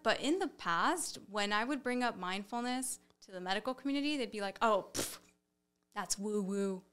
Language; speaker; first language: English; early bilingual, other home language; Spanish